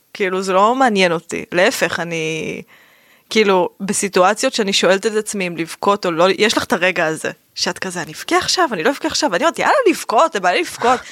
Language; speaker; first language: Hebrew; native; Hebrew